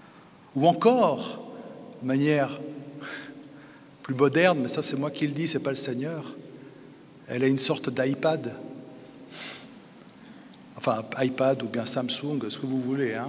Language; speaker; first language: French; native; French